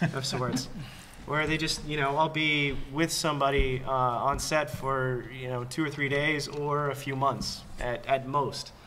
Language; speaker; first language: English; native; English